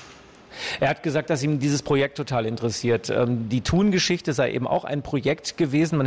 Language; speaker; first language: German; native; German